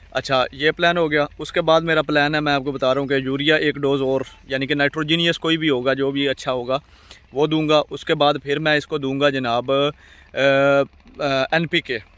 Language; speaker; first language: Urdu; non-native, local second language; Punjabi